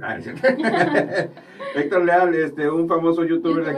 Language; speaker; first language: Spanish; native; Spanish